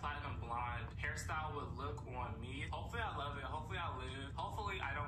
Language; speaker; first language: English; native; English